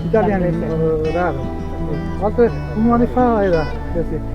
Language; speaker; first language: Italian; non-native, learner; Georgian